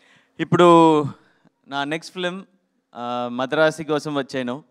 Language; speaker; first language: Telugu; non-native, learner; Tamil